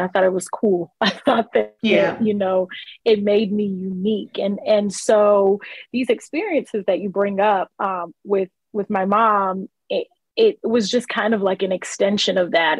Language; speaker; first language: English; early bilingual, other home language; Akan